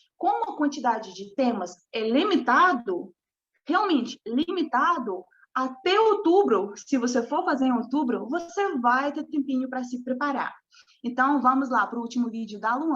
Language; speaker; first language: Portuguese; non-native, fluent; Russian